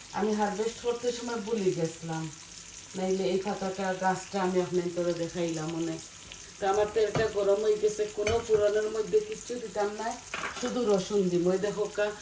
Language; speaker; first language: Bangla; native; Bangla